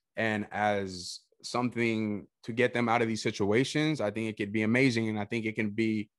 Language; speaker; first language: English; early bilingual, other home language; Spanish